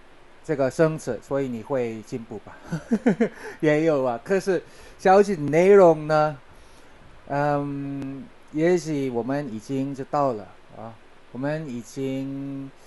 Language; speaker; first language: Chinese; non-native, learner; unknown